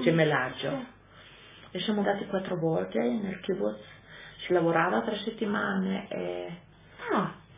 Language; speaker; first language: Italian; non-native, local second language; Slovenian